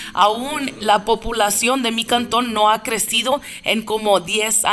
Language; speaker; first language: Spanish; early bilingual, heritage; Spanish